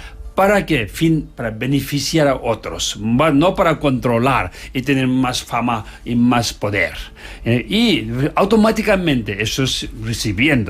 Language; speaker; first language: Spanish; non-native, learner; Tibetan